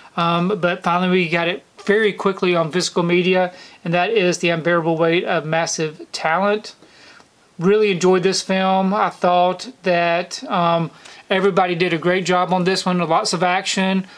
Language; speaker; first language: English; native; English